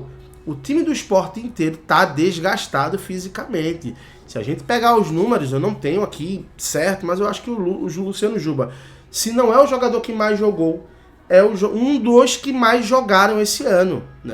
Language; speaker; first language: Portuguese; native; Portuguese